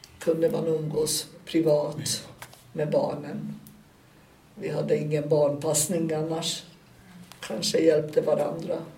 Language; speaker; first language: Swedish; non-native, fluent; Hungarian